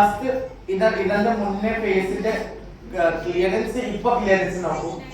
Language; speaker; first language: Malayalam; non-native, local second language; Assamese